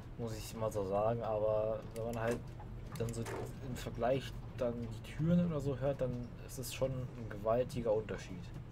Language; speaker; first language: German; native; German